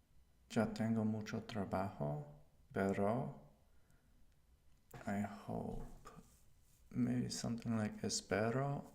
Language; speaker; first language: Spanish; non-native, learner; English